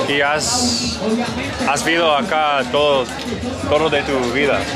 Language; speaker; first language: Spanish; non-native, learner; English